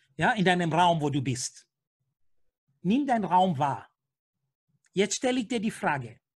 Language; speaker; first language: German; non-native, fluent; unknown